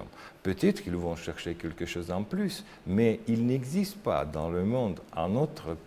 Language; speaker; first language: French; non-native, learner; Russian